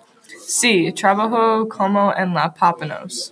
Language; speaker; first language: Spanish; non-native, learner; English